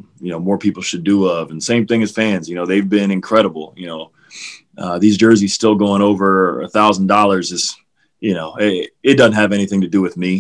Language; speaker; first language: English; native; English